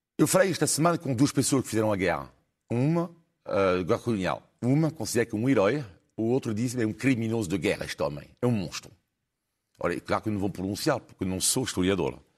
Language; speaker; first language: Portuguese; non-native, fluent; French